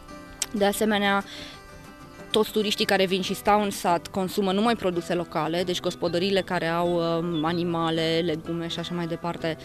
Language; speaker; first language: Romanian; native; Romanian